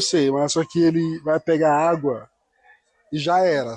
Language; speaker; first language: Portuguese; non-native, learner; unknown